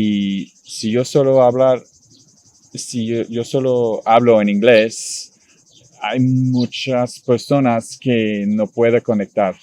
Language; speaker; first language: Spanish; non-native, learner; English